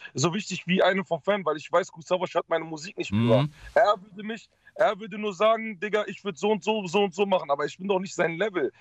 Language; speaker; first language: German; early bilingual, other home language; Dutch